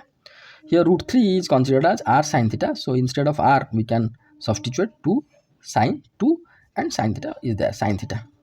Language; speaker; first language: English; non-native, local second language; Odia